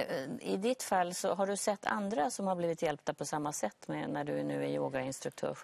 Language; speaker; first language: Swedish; native; Swedish